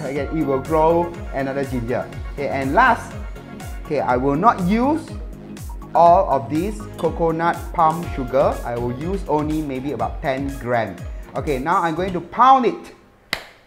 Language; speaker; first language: English; non-native, local second language; Chinese